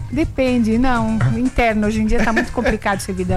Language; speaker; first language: Portuguese; native; Portuguese